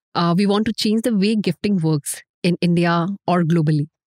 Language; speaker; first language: English; non-native, local second language; Hindi